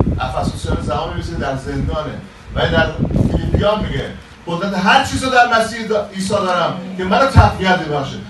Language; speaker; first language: Persian; native; Persian